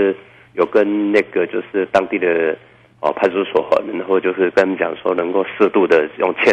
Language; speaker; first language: Chinese; native; Chinese